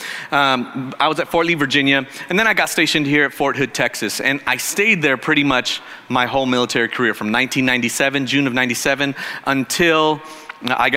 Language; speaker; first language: English; native; English